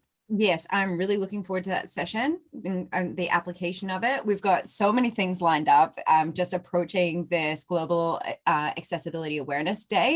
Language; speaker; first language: English; native; English